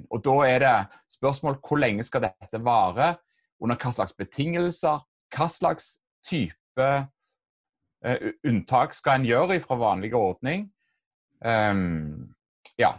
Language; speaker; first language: Norwegian; native; Norwegian